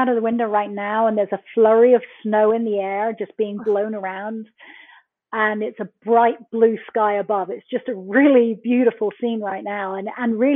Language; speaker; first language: English; native; English